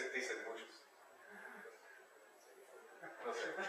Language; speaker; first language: Spanish; non-native, learner; German